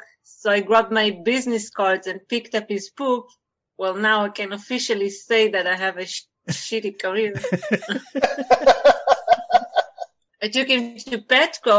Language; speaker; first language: English; non-native, fluent; Hebrew